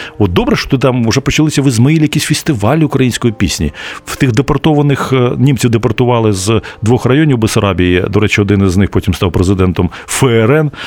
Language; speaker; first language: Ukrainian; native; Ukrainian